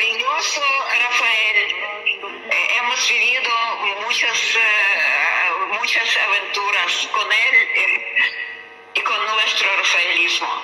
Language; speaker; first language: Spanish; non-native, learner; Russian